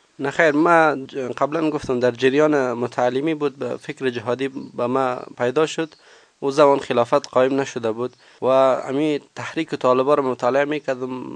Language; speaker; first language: Persian; native; Persian